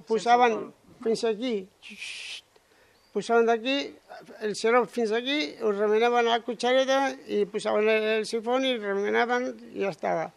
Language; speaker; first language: Catalan; non-native, local second language; Spanish